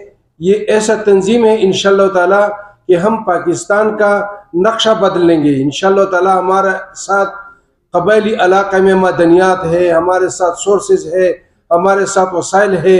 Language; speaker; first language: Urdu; non-native, local second language; Pashto